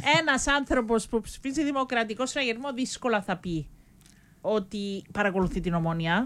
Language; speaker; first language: Greek; native; Greek